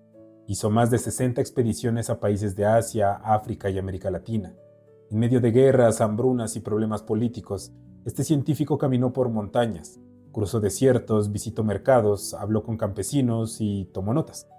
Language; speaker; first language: Spanish; native; Spanish